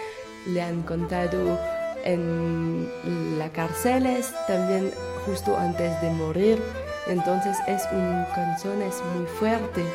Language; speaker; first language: Spanish; non-native, learner; French